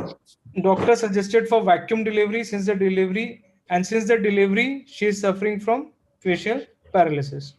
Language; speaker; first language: English; non-native, local second language; Hindi